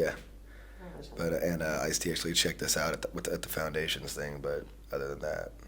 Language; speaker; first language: English; native; English